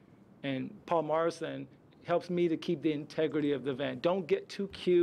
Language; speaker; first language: English; native; English